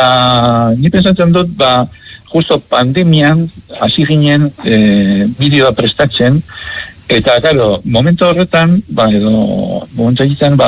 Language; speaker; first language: Basque; non-native, local second language; Spanish